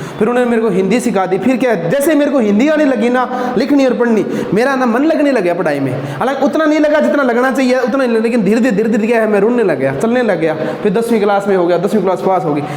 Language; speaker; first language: Hindi; non-native, local second language; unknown